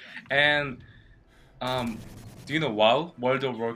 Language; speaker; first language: English; non-native, learner; Korean